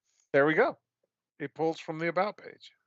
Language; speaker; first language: English; native; English